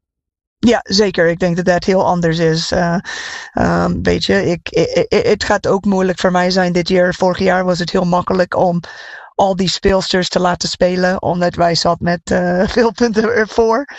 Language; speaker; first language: Dutch; non-native, fluent; English